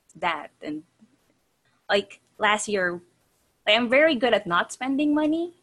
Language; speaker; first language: English; non-native, local second language; Filipino